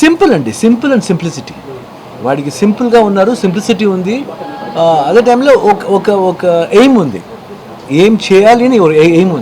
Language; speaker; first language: Telugu; non-native, learner; Kannada